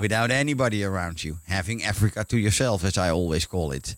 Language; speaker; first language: English; non-native, fluent; Dutch